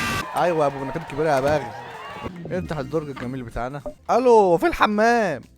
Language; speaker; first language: Arabic; native; Arabic